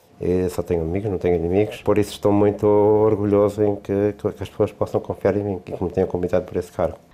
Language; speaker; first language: Portuguese; native; Portuguese